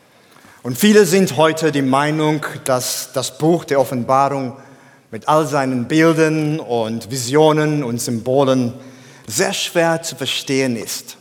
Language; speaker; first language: German; non-native, fluent; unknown